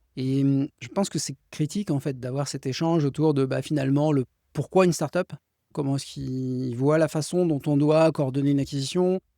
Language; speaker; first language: French; native; French